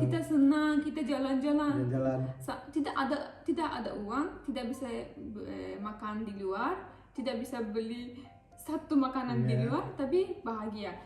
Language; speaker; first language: Indonesian; non-native, learner; Turkish